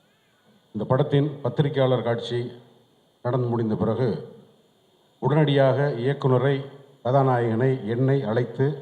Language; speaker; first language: Tamil; native; Tamil